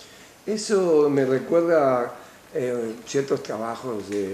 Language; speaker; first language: Spanish; native; Spanish